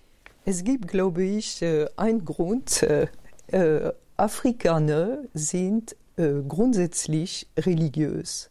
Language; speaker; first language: German; non-native, fluent; French